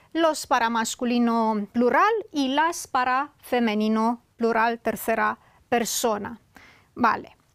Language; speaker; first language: Spanish; non-native, fluent; Romanian